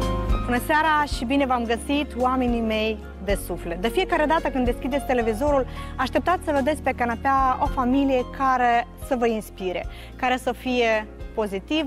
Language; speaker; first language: Romanian; native; Romanian